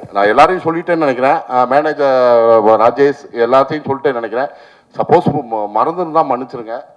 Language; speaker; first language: Tamil; native; Tamil